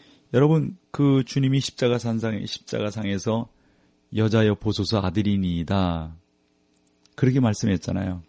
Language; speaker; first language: Korean; native; Korean